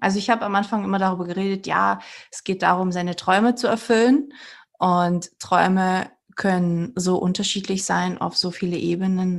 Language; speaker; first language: German; early bilingual, other home language; Portuguese